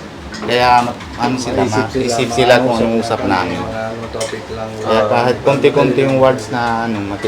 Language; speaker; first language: Filipino; non-native, learner; Punjabi